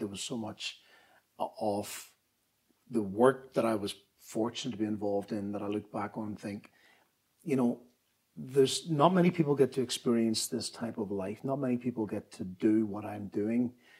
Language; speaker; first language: English; native; English